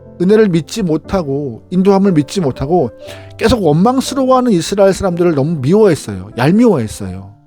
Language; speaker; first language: Korean; native; Korean